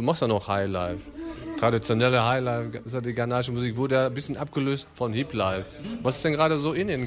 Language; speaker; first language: German; native; German